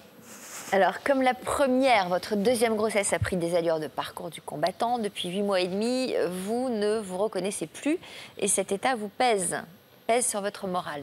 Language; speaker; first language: French; native; French